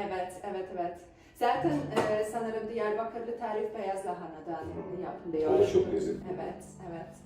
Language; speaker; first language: Turkish; non-native, fluent; Hungarian